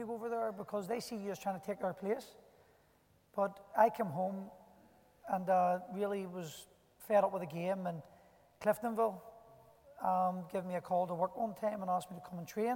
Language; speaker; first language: English; native; English